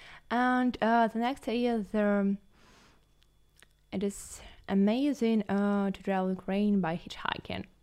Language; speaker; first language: English; non-native, learner; Ukrainian